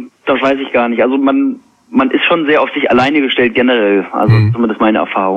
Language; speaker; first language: German; native; German